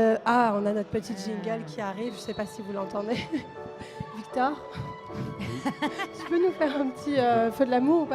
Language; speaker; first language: French; native; French